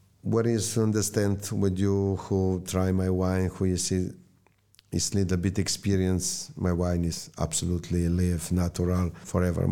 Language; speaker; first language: English; non-native, learner; Slovenian